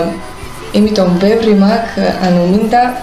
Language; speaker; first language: Georgian; early bilingual, heritage; Hebrew